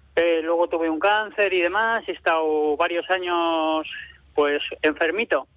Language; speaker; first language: Spanish; native; Spanish